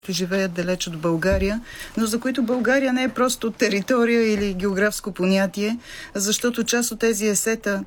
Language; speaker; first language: Bulgarian; native; Bulgarian